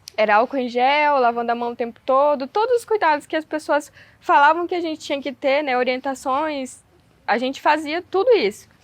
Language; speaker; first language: Portuguese; native; Portuguese